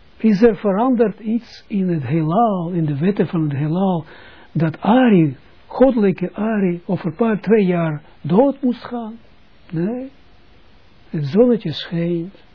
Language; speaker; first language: Dutch; non-native, fluent; Russian